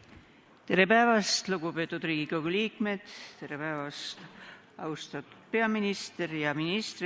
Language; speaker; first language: Estonian; native; Estonian